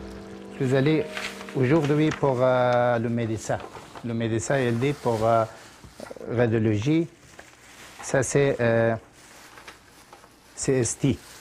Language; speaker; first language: French; non-native, learner; Persian